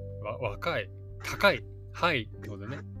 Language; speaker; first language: Japanese; native; Japanese